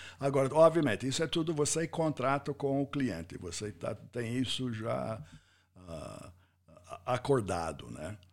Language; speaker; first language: Portuguese; non-native, fluent; English